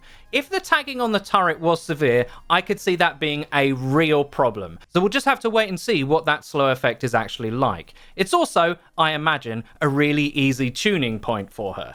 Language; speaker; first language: English; native; English